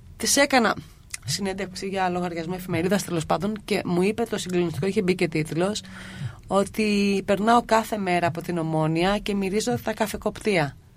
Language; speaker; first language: Greek; native; Greek